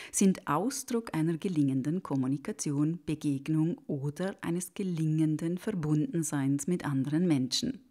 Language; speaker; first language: German; native; German